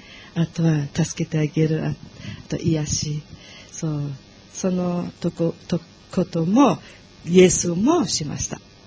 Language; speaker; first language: Japanese; non-native, learner; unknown